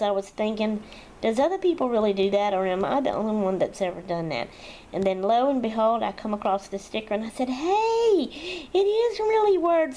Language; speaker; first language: English; native; English